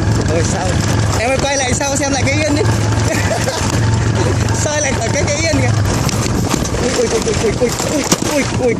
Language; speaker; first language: Vietnamese; native; Vietnamese